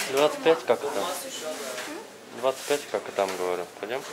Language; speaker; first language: Russian; native; Russian